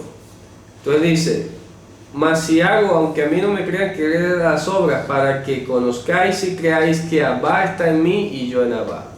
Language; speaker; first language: Spanish; native; Spanish